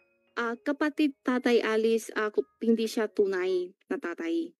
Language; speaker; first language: Filipino; non-native, learner; Chinese